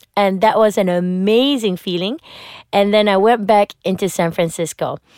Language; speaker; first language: English; non-native, local second language; Malay